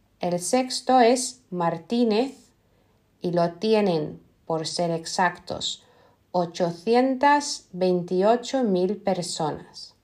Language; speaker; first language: Spanish; non-native, fluent; Lithuanian